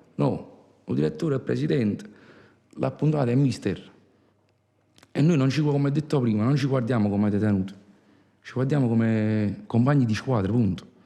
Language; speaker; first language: Italian; native; Italian